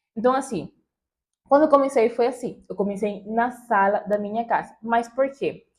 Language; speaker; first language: Portuguese; non-native, fluent; Spanish